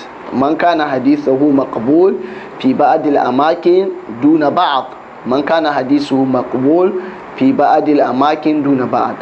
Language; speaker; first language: Arabic; non-native, fluent; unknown